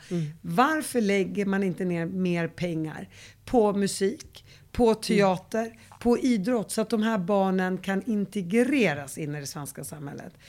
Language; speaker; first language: Swedish; early bilingual, other home language; Arabic